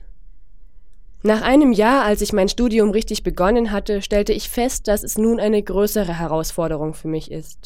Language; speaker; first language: German; non-native, fluent; Chinese